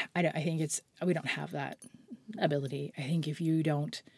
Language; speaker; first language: English; native; English